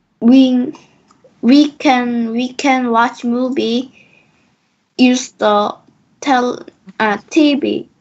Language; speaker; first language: English; non-native, learner; Korean